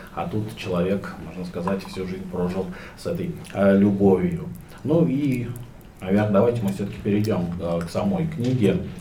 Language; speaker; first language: Russian; native; Russian